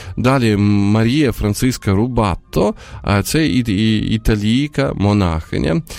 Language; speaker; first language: Ukrainian; non-native, local second language; Russian